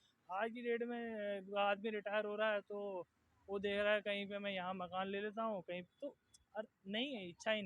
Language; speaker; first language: Hindi; native; Hindi